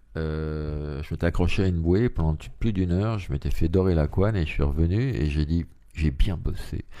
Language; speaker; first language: French; native; French